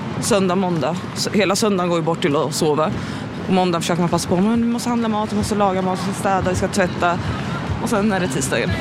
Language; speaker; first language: Swedish; early bilingual, other home language; Arabic